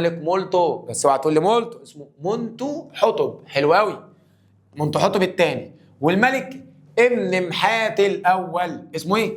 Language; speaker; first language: Arabic; native; Arabic